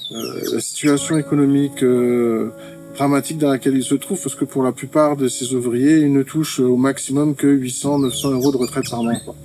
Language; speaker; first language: French; native; French